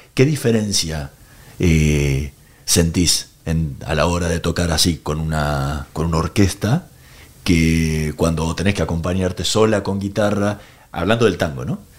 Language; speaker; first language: Spanish; native; Spanish